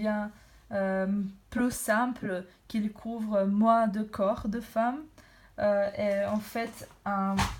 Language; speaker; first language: French; non-native, learner; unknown